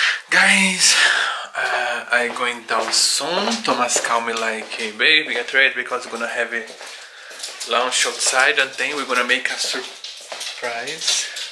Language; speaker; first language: English; non-native, learner; Portuguese